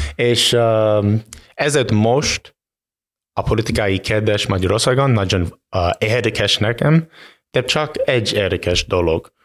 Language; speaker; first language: Hungarian; non-native, learner; English